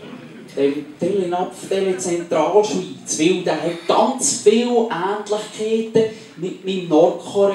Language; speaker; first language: German; native; German